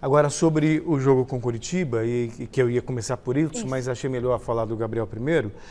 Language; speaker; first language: Portuguese; native; Portuguese